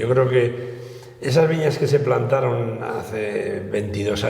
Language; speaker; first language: Spanish; native; Spanish